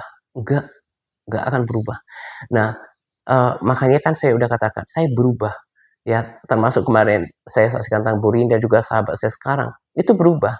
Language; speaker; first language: Indonesian; native; Indonesian